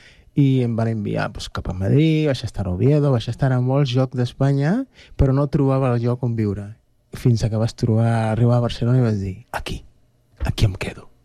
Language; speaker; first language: Catalan; non-native, fluent; Spanish